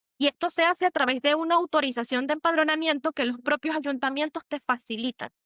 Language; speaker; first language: Spanish; native; Spanish